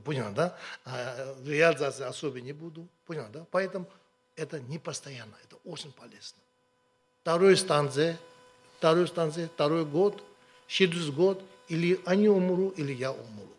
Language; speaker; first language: Russian; non-native, learner; Tibetan